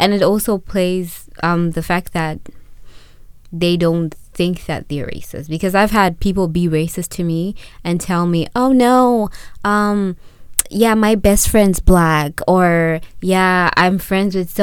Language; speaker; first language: English; non-native, local second language; Shona